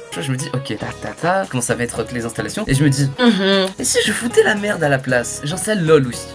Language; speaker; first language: French; native; French